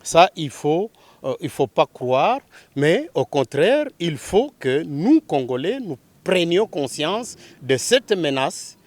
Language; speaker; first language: French; non-native, local second language; Swahili